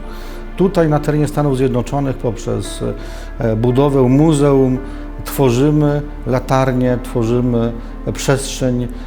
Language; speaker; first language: Polish; native; Polish